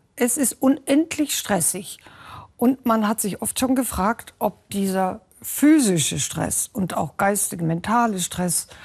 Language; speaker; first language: German; native; German